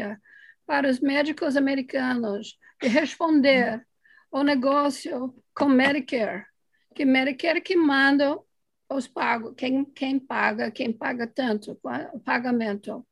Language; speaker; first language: Portuguese; non-native, fluent; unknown